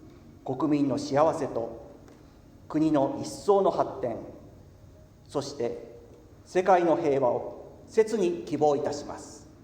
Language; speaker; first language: Japanese; native; Japanese